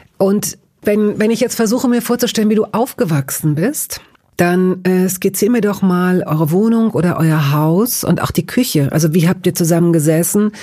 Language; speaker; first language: German; native; German